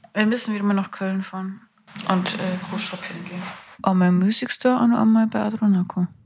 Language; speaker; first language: German; native; German